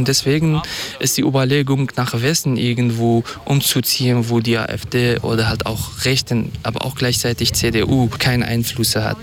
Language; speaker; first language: German; non-native, fluent; Kurdish